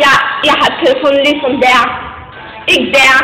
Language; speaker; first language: Danish; early bilingual, other home language; Polish